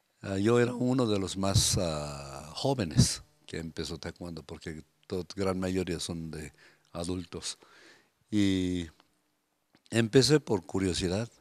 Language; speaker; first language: Spanish; non-native, fluent; Korean